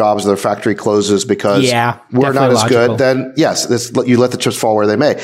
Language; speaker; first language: English; native; English